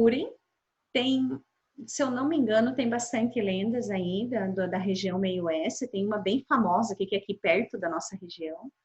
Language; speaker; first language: Portuguese; native; Portuguese